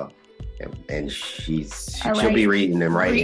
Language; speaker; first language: English; native; English